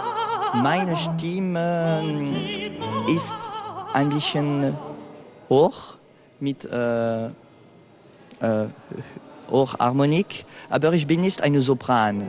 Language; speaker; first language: German; non-native, fluent; French